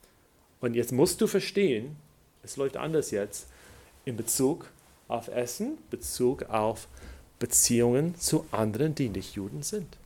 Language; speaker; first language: German; non-native, fluent; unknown